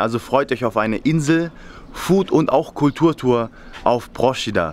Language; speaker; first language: German; native; German